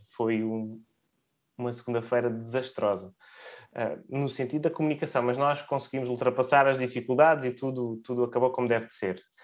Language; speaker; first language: Portuguese; early bilingual, other home language; Russian